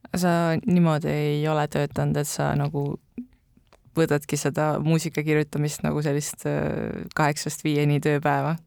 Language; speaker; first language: Estonian; native; Estonian